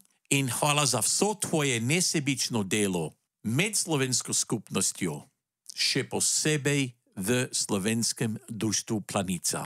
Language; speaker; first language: Slovenian; early bilingual, heritage; Slovenian